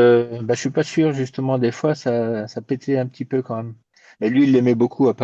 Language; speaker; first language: French; native; French